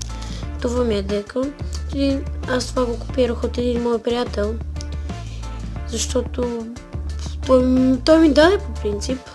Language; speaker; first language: Bulgarian; native; Bulgarian